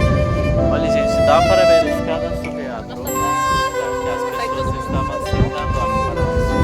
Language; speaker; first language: Portuguese; non-native, fluent; Turkish